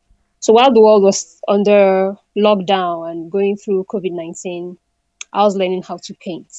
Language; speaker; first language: English; non-native, local second language; Igbo